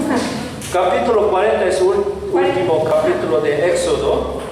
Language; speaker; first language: Spanish; non-native, learner; Korean